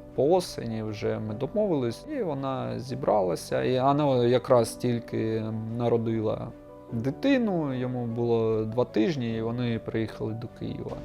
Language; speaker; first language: Ukrainian; native; Ukrainian